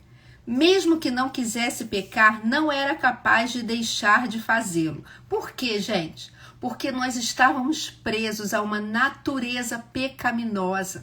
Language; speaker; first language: Portuguese; native; Portuguese